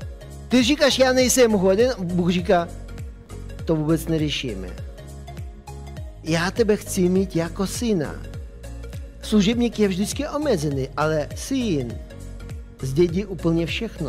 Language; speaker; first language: Czech; non-native, fluent; Russian